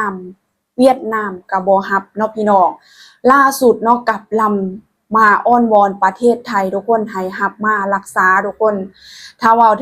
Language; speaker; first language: Thai; non-native, local second language; Lao